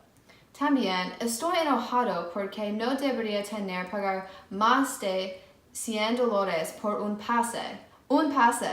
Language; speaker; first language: Spanish; non-native, learner; English